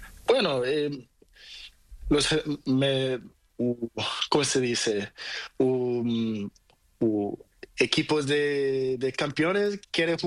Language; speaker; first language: Spanish; non-native, learner; Portuguese